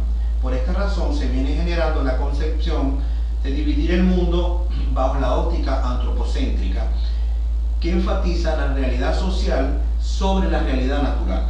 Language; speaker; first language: Spanish; native; Spanish